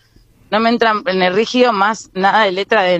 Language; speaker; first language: Spanish; native; Spanish